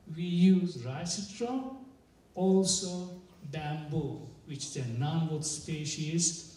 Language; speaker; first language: English; non-native, fluent; Turkish